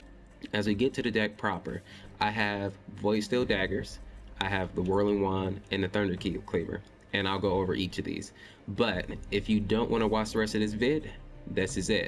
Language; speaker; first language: English; native; English